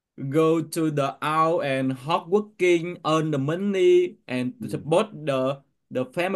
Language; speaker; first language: English; non-native, learner; Vietnamese